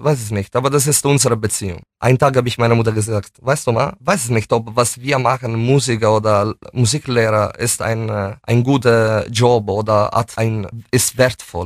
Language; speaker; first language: German; non-native, fluent; Italian